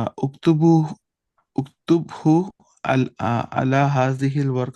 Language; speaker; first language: Arabic; non-native, learner; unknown